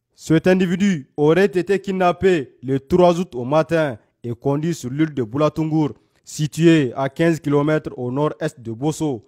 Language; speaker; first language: French; non-native, local second language; Hausa